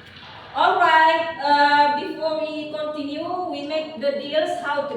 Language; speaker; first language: English; non-native, learner; Indonesian